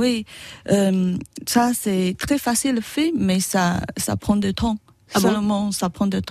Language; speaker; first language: French; non-native, learner; Chinese